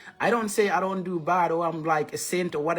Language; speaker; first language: English; non-native, local second language; Wolof